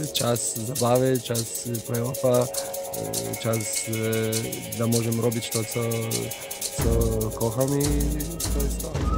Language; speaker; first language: Polish; non-native, fluent; Slovenian